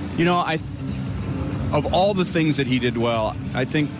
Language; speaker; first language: English; native; English